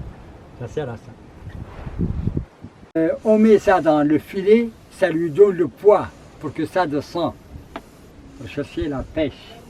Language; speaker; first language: French; non-native, learner; Arabic